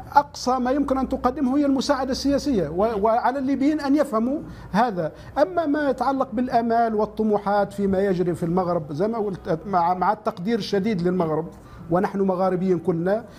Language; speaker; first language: Arabic; native; Arabic